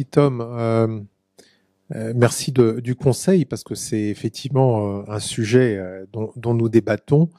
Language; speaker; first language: French; native; French